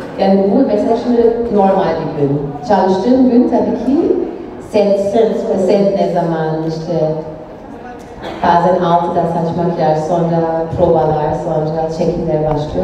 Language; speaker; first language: Turkish; non-native, fluent; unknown